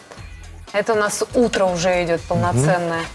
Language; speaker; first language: Russian; native; Russian